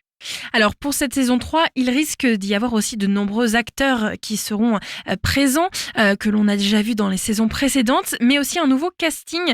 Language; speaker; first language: French; native; French